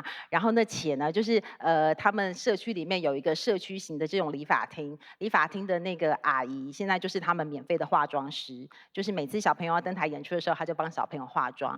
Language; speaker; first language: Chinese; native; Chinese